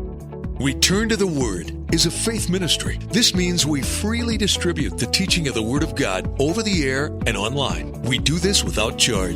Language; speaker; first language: English; native; English